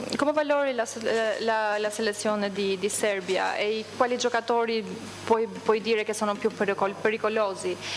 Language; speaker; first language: Italian; non-native, fluent; Albanian